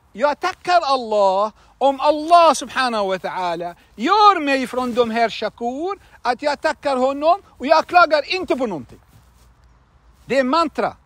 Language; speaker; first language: Swedish; non-native, fluent; Arabic